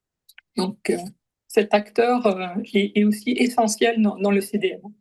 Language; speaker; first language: French; native; French